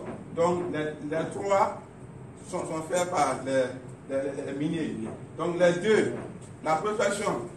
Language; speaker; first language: French; non-native, learner; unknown